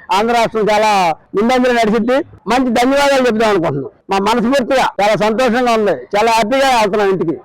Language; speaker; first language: Telugu; native; Telugu